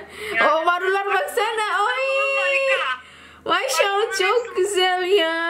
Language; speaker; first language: Turkish; non-native, learner; Indonesian